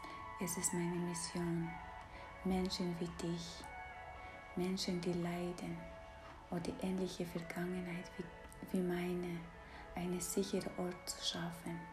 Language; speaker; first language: German; non-native, fluent; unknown